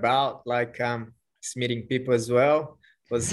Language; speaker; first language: English; non-native, fluent; Portuguese